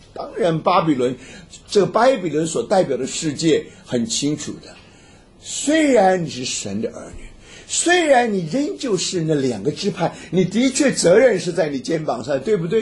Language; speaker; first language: Chinese; native; Chinese